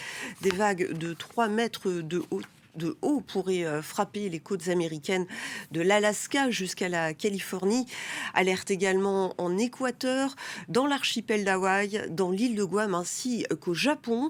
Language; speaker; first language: French; native; French